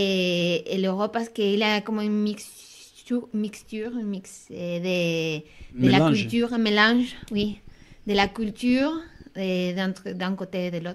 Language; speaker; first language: French; non-native, fluent; Spanish